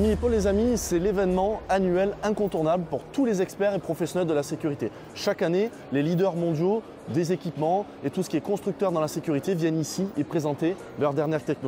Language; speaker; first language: French; native; French